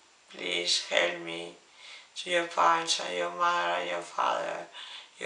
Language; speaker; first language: English; non-native, learner; Spanish